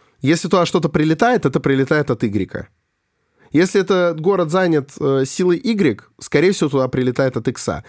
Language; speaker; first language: Russian; native; Russian